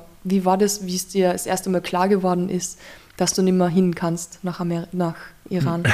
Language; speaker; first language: German; native; German